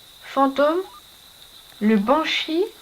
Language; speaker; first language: French; native; French